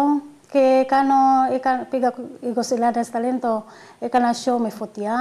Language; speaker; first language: Greek; early bilingual, other home language; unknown